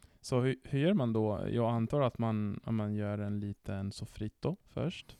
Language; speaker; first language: Swedish; non-native, fluent; Italian